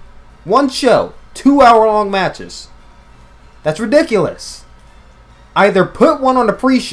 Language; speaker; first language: English; native; English